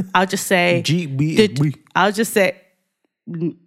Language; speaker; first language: English; native; English